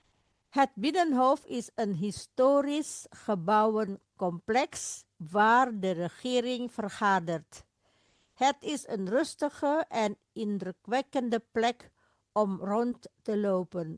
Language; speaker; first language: Dutch; non-native, fluent; Indonesian